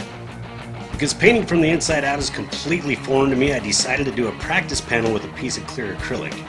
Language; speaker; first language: English; native; English